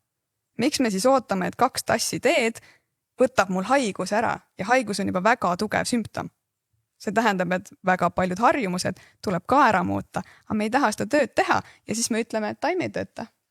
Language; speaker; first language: Estonian; native; Estonian